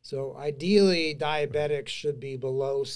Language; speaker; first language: English; native; English